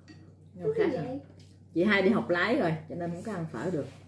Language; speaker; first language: Vietnamese; native; Vietnamese